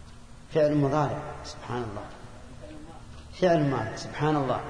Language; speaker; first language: Arabic; native; Arabic